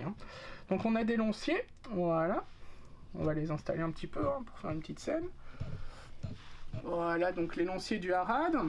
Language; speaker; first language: French; native; French